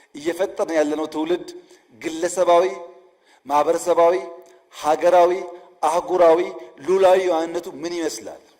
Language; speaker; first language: Amharic; non-native, local second language; Oromo